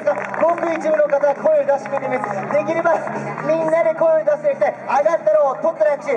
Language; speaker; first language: Japanese; native; Japanese